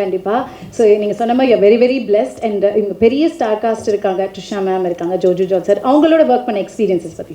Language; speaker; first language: Tamil; native; Tamil